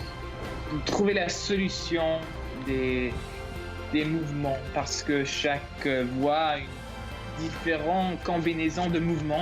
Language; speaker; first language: French; non-native, local second language; English